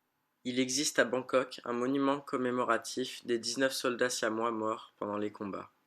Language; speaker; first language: French; native; French